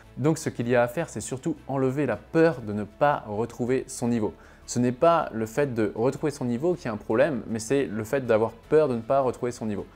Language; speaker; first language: French; native; French